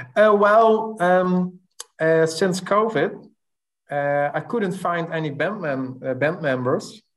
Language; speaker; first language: English; non-native, fluent; Dutch